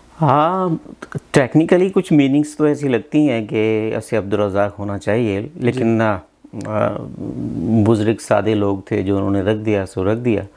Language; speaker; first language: Hindi; non-native, local second language; Punjabi